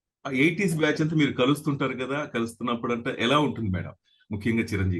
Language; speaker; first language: Telugu; native; Telugu